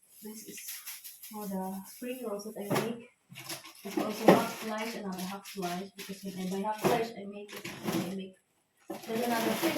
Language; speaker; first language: English; non-native, learner; Filipino